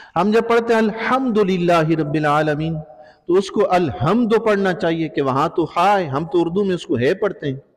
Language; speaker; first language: Urdu; non-native, local second language; Punjabi